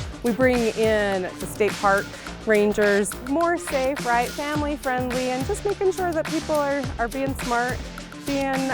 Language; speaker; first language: English; native; English